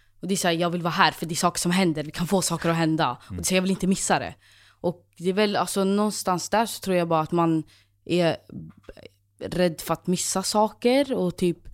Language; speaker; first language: Swedish; native; Swedish